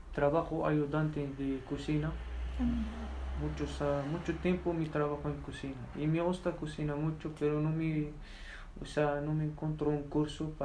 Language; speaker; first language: Spanish; non-native, learner; Berber languages